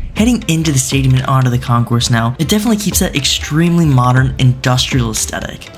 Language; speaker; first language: English; native; English